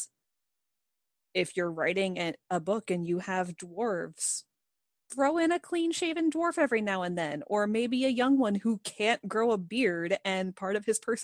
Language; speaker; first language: English; native; English